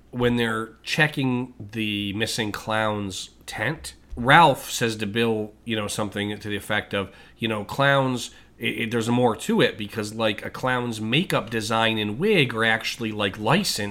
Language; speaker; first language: English; native; English